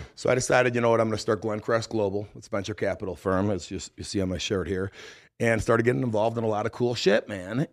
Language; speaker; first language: English; native; English